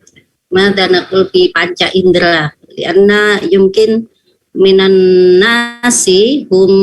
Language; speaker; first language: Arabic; non-native, fluent; Indonesian